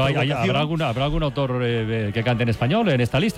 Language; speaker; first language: Spanish; native; Spanish